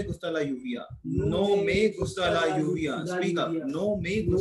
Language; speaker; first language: Spanish; non-native, fluent; Hindi